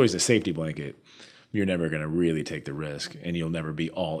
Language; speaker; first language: English; native; English